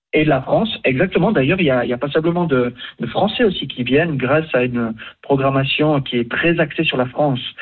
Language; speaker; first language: French; native; French